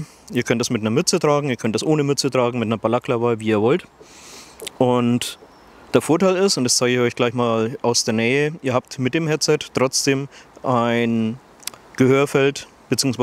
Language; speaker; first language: German; native; German